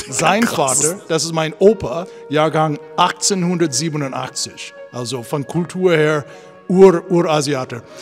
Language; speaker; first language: German; non-native, fluent; English